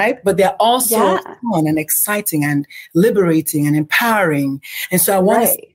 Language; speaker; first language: English; non-native, local second language; Igbo